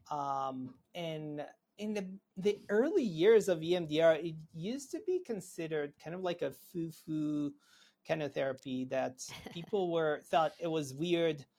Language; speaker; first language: English; non-native, fluent; Hebrew